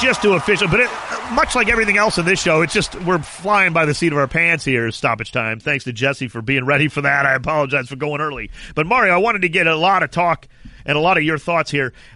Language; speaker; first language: English; native; English